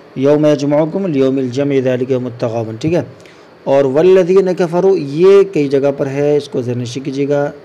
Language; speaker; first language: Urdu; native; Urdu